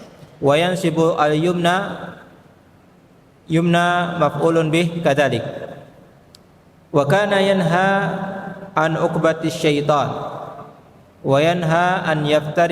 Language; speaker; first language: Arabic; non-native, fluent; Indonesian